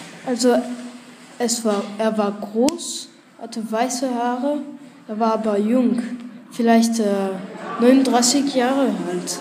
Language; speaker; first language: German; non-native, learner; French